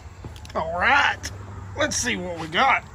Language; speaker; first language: English; native; English